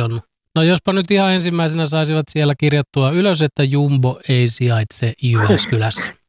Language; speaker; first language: Finnish; native; Finnish